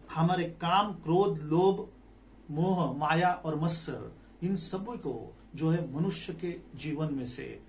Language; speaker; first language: Hindi; non-native, local second language; Marathi